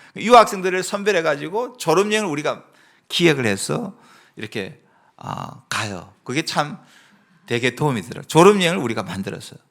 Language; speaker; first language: Korean; native; Korean